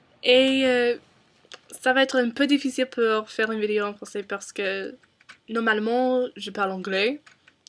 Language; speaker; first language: French; non-native, learner; English